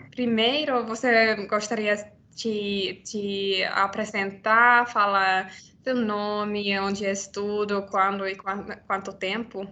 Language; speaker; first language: Portuguese; non-native, learner; Finnish